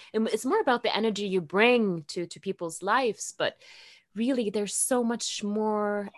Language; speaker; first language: English; non-native, fluent; Norwegian